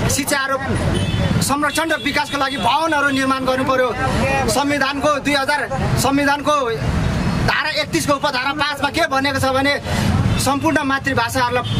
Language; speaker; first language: Nepali; native; Nepali